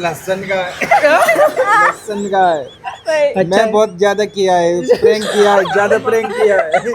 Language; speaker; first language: Hindi; non-native, local second language; Malayalam